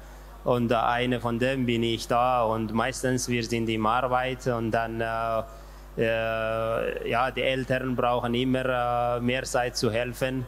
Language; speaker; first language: German; non-native, learner; Tigrinya